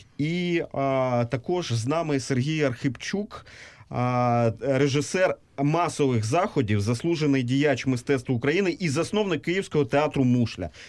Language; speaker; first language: Ukrainian; native; Ukrainian